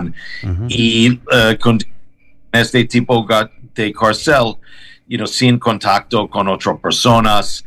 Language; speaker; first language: Spanish; non-native, learner; English